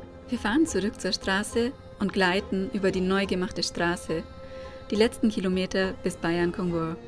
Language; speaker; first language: German; native; German